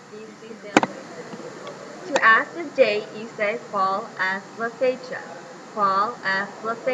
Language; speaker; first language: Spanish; non-native, learner; English